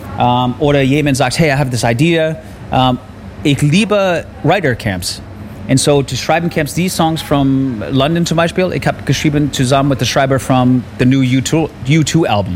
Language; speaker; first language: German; non-native, learner; English